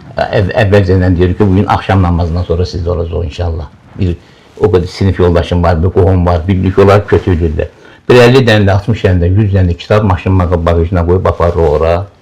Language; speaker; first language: Azerbaijani; native; Azerbaijani